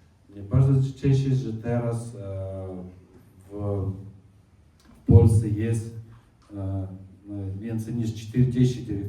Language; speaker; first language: Polish; non-native, learner; Russian